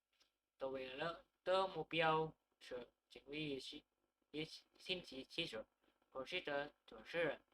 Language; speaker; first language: Chinese; non-native, learner; Indonesian